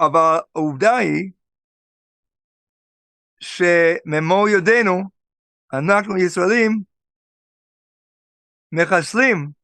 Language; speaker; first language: Hebrew; non-native, fluent; English